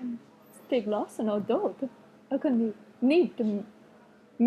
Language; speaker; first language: Swedish; non-native, learner; English